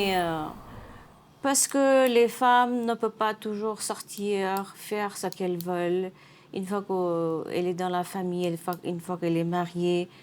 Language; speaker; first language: French; non-native, fluent; Nepali